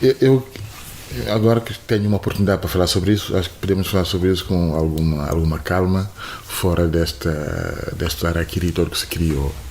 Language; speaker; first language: Portuguese; non-native, fluent; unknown